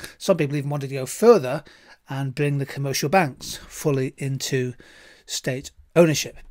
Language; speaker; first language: English; native; English